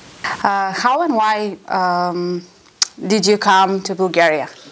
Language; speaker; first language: English; non-native, learner; Bulgarian